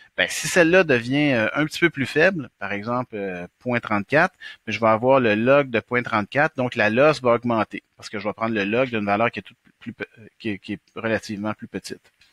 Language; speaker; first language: French; native; French